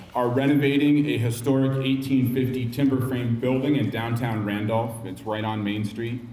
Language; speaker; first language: English; native; English